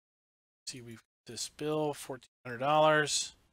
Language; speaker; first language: English; native; English